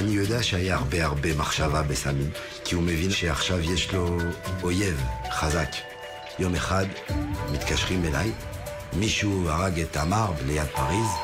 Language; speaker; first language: Hebrew; non-native, fluent; French